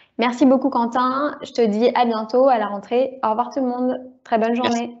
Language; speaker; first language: French; native; French